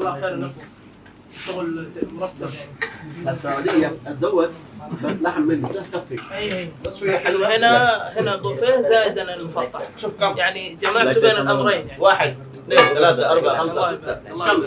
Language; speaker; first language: Arabic; non-native, learner; Bangla